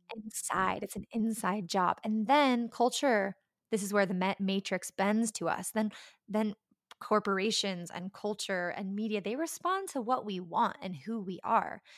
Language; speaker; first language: English; native; English